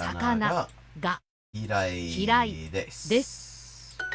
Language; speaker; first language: Japanese; non-native, fluent; English